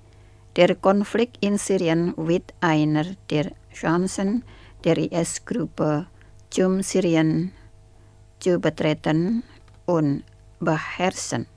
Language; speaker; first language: German; non-native, fluent; Indonesian